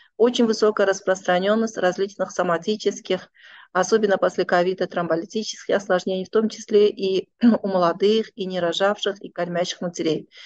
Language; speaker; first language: Russian; non-native, local second language; Uzbek